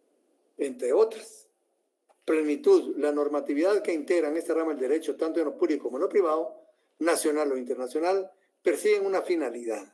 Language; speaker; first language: Spanish; native; Spanish